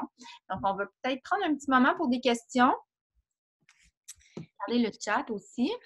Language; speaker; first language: French; native; French